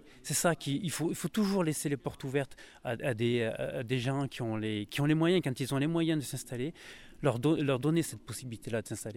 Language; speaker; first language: French; native; French